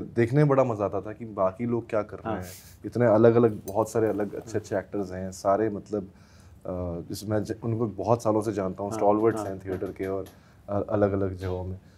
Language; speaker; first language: Hindi; native; Hindi